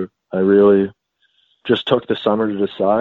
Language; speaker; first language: English; native; English